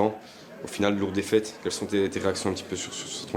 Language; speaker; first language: French; native; French